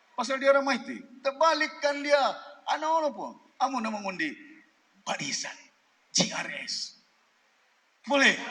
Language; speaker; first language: Malay; native; Malay